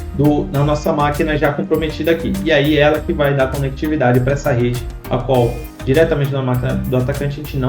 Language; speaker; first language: Portuguese; native; Portuguese